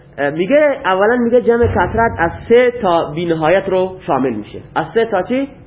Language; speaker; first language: Persian; non-native, local second language; Baluchi